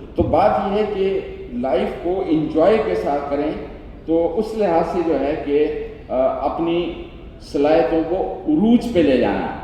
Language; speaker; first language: Urdu; non-native, local second language; Sindhi